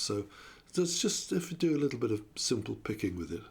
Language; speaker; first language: English; native; English